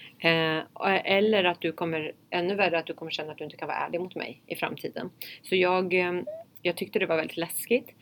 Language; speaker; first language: Swedish; early bilingual, other home language; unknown